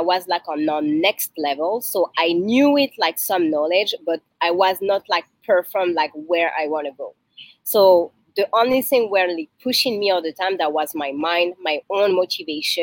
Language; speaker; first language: English; non-native, learner; French